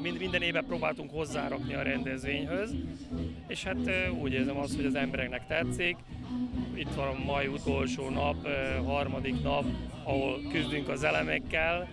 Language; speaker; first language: Hungarian; native; Hungarian